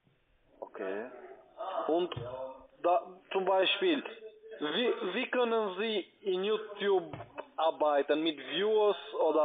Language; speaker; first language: German; non-native, learner; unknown